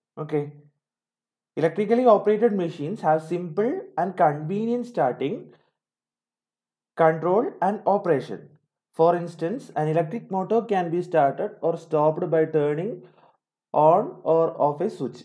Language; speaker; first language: English; non-native, local second language; Malayalam